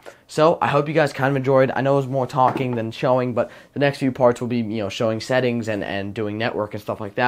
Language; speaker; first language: English; native; English